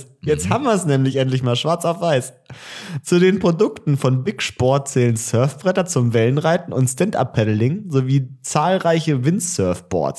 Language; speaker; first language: German; native; German